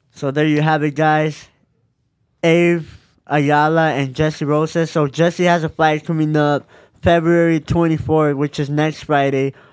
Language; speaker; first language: English; early bilingual, other home language; Spanish